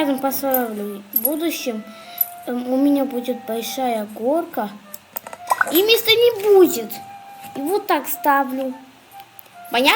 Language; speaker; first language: Russian; non-native, local second language; Kazakh